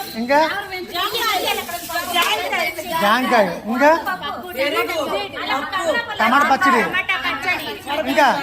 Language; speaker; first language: Telugu; native; Telugu